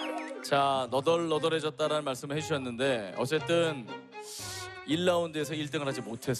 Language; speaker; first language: Korean; native; Korean